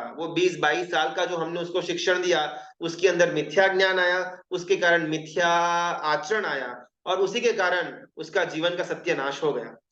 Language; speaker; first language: Hindi; non-native, local second language; Gujarati